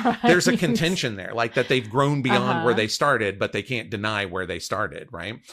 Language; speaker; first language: English; native; English